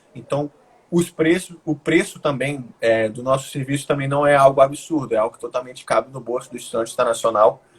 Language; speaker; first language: Portuguese; native; Portuguese